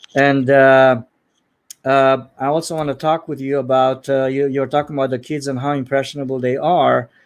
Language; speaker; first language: English; non-native, fluent; Romanian